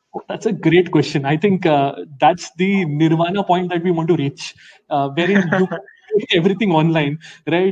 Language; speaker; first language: English; non-native, local second language; Hindi